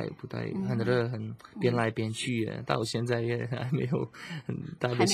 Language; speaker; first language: Chinese; non-native, learner; Slovak